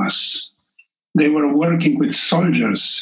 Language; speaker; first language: English; non-native, fluent; Slovenian